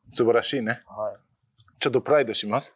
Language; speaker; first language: Japanese; non-native, learner; German